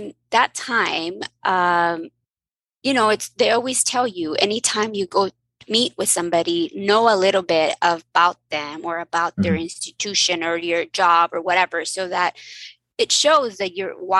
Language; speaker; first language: English; early bilingual, other home language; Spanish